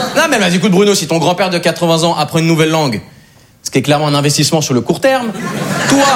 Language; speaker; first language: French; native; French